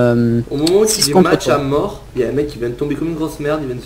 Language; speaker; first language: French; native; French